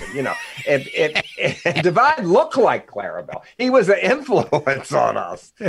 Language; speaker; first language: English; native; English